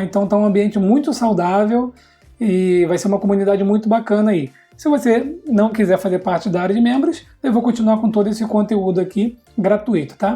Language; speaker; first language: Portuguese; native; Portuguese